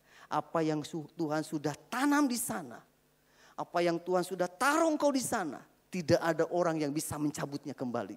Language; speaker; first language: Indonesian; native; Indonesian